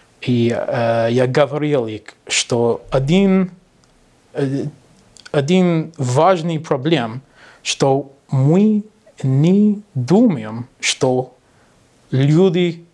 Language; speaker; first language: Russian; non-native, learner; English